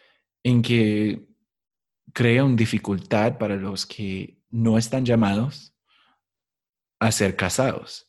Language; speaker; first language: Spanish; non-native, fluent; English